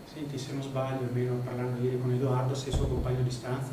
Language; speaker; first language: Italian; native; Italian